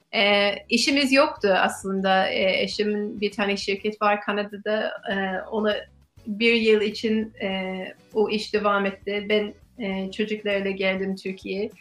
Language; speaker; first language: Turkish; non-native, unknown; English